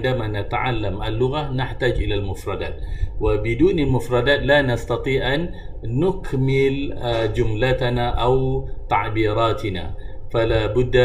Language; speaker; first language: Arabic; non-native, fluent; Malay